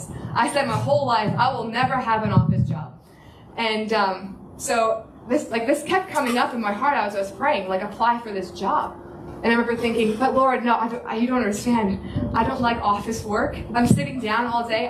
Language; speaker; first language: English; native; English